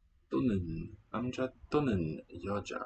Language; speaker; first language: Korean; non-native, learner; English